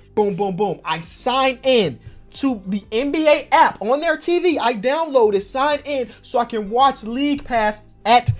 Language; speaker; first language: English; native; English